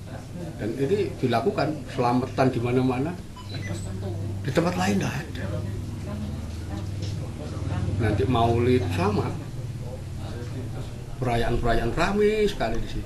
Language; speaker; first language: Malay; non-native, local second language; Javanese